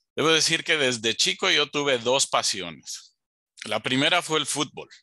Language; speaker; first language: Spanish; native; Spanish